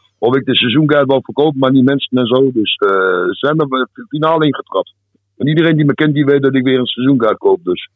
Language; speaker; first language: Dutch; native; Dutch